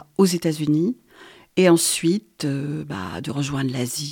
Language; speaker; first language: French; native; French